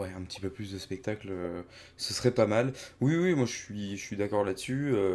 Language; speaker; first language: French; native; French